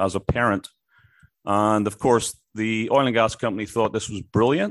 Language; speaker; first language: English; native; English